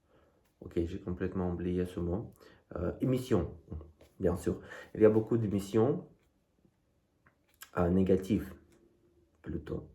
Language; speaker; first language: French; non-native, fluent; Russian